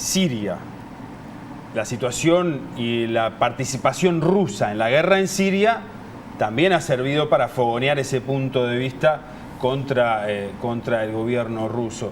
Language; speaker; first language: Spanish; native; Spanish